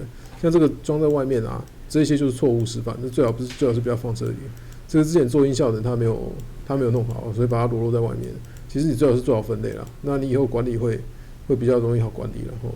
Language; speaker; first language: Chinese; native; Chinese